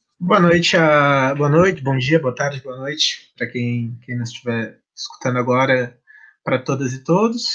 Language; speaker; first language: Portuguese; native; Portuguese